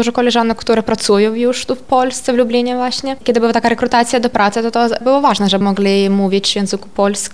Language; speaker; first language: Polish; non-native, fluent; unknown